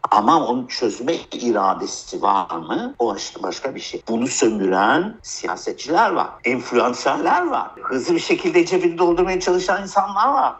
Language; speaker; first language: Turkish; early bilingual, heritage; Turkish